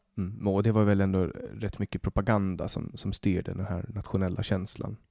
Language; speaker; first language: Swedish; native; Swedish